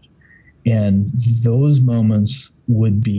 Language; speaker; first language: English; native; English